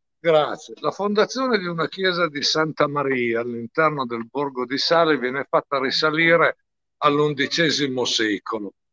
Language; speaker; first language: Italian; native; Italian